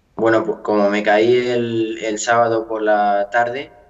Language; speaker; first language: Spanish; native; Spanish